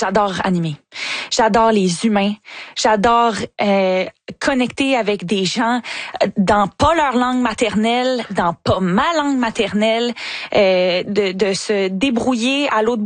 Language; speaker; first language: French; native; French